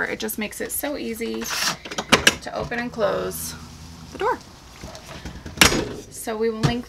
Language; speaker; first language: English; native; English